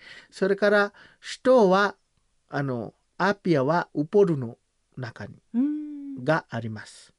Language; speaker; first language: Japanese; non-native, learner; Samoan